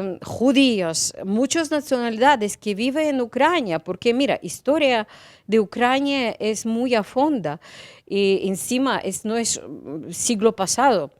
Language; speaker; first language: Spanish; non-native, learner; Ukrainian